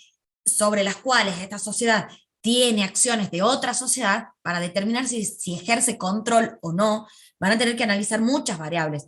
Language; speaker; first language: Spanish; native; Spanish